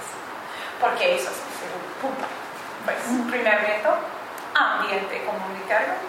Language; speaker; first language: Spanish; non-native, learner; English